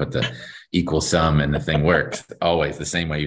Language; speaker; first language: English; native; English